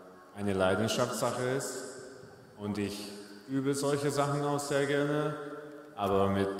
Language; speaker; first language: German; non-native, fluent; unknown